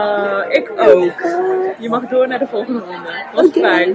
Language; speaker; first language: Dutch; native; Dutch